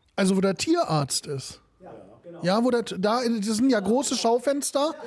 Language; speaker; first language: German; native; German